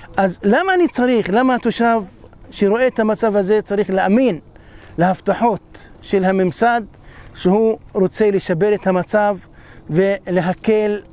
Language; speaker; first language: Hebrew; non-native, local second language; Arabic